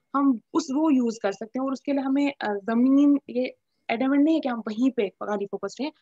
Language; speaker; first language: Hindi; native; Hindi